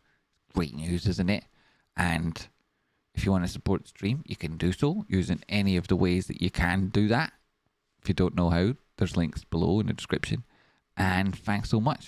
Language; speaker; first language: English; native; English